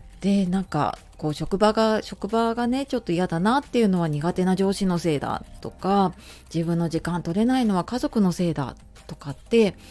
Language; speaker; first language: Japanese; native; Japanese